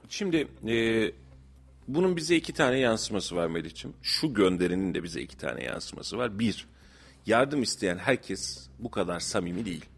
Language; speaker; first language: Turkish; native; Turkish